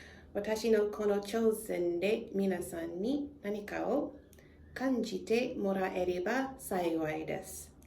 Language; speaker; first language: Japanese; non-native, learner; English